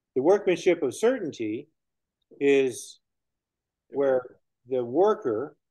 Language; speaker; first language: English; native; English